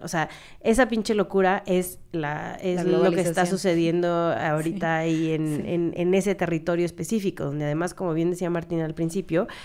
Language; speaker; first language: Spanish; native; Spanish